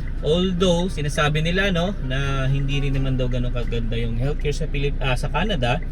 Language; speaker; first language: Filipino; native; Filipino